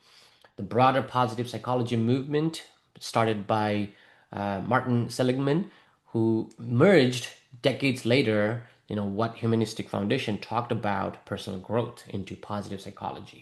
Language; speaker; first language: English; non-native, fluent; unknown